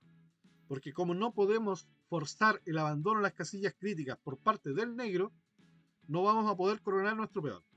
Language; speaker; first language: Spanish; native; Spanish